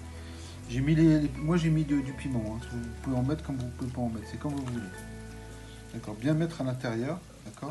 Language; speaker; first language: French; native; French